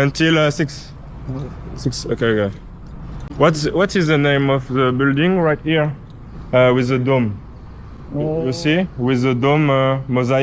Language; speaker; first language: English; non-native, learner; French